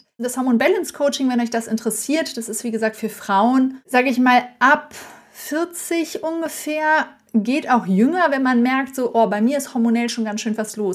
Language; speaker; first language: German; native; German